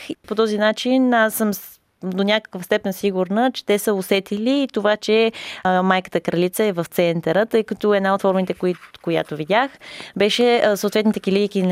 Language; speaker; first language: Bulgarian; native; Bulgarian